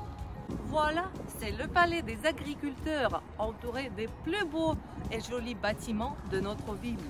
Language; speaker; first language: French; non-native, learner; Russian